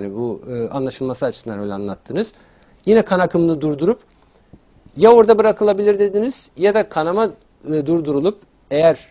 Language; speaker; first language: Turkish; native; Turkish